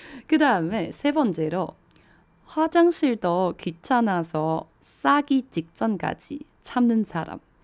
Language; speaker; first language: Korean; non-native, fluent; Chinese